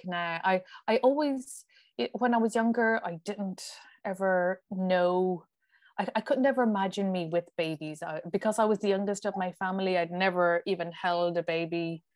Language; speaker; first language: English; native; English